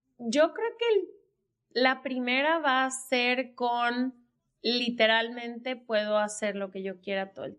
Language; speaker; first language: Spanish; native; Spanish